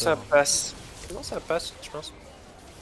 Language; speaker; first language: French; native; French